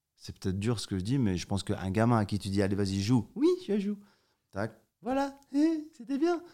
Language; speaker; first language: French; native; French